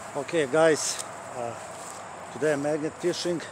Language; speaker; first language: English; non-native, learner; Croatian